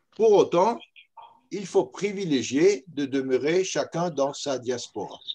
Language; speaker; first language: French; native; French